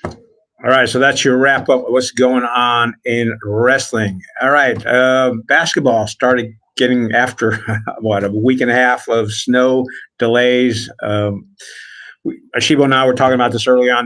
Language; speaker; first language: English; native; English